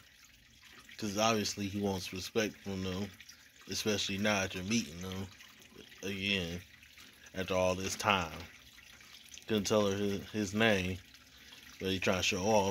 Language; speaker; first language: English; native; English